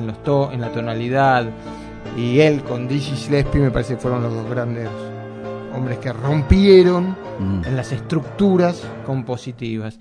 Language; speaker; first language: Spanish; native; Spanish